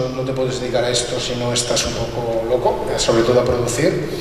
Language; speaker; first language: Spanish; non-native, local second language; Catalan